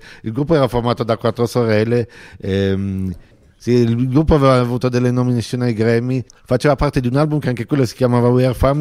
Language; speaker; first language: Italian; native; Italian